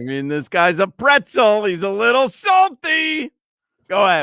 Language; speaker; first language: English; native; English